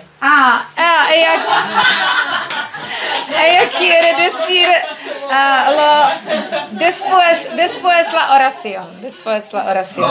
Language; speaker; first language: Spanish; non-native, learner; Czech